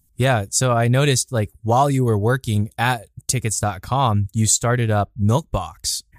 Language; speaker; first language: English; native; English